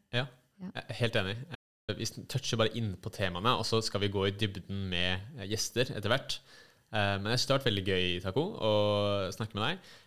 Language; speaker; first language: Norwegian; native; Norwegian